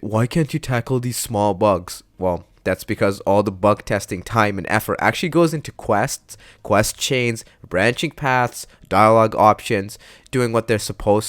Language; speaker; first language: English; native; English